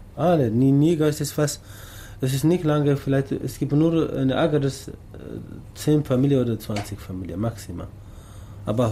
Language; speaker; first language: German; non-native, learner; Tamasheq